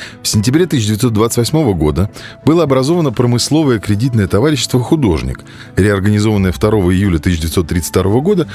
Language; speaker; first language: Russian; native; Russian